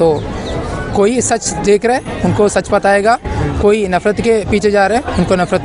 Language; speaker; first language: Hindi; non-native, local second language; Malayalam